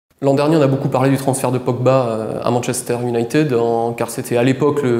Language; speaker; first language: French; native; French